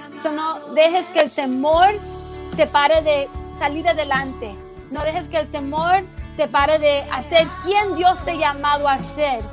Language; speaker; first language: Spanish; early bilingual, heritage; Spanish